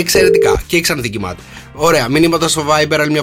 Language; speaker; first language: Greek; native; Greek